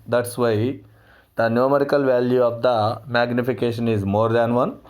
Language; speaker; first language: English; non-native, local second language; Telugu